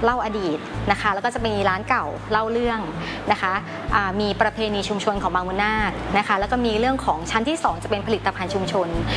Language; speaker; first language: Thai; native; Thai